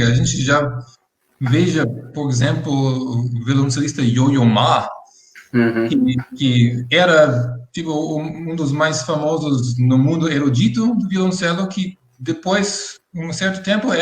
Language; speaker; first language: Portuguese; non-native, fluent; English